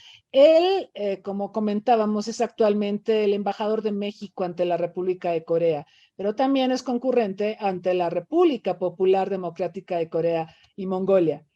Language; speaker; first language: Spanish; native; Spanish